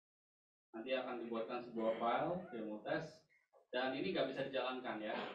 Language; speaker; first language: Indonesian; native; Indonesian